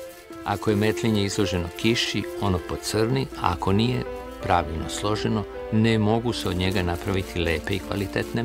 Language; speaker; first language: Serbian; native; Serbian